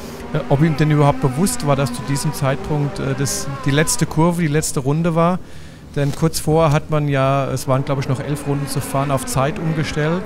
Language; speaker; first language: German; native; German